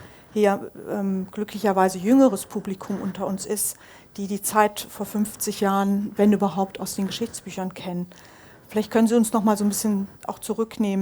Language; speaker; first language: German; native; German